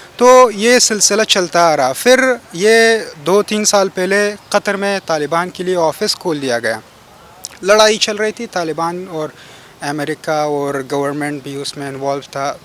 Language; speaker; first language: Hindi; non-native, fluent; Pashto